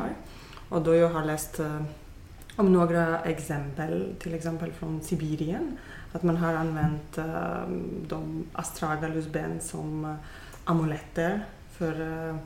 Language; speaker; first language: Swedish; non-native, fluent; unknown